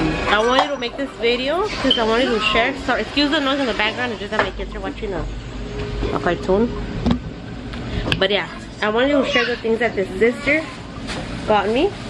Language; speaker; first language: English; early bilingual, other home language; Spanish